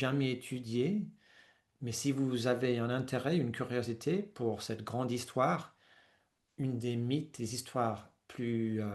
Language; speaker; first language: French; non-native, fluent; English